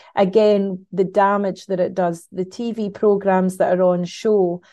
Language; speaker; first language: English; native; English